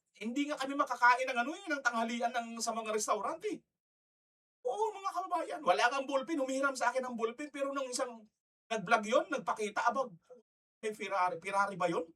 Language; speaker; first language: Filipino; non-native, local second language; Waray